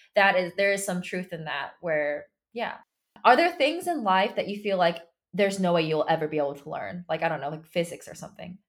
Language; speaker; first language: English; early bilingual, other home language; Chinese